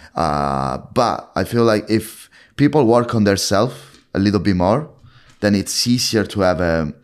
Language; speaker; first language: English; non-native, fluent; Italian